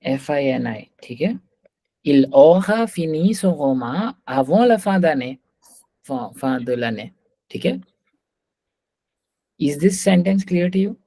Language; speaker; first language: French; non-native, fluent; Hindi